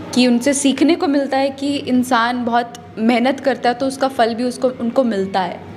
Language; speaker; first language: Hindi; native; Hindi